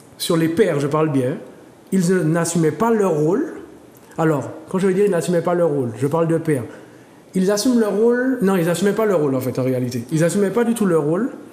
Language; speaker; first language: French; native; French